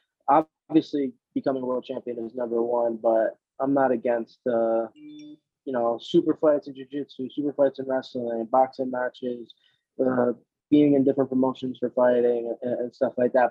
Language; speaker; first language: English; native; English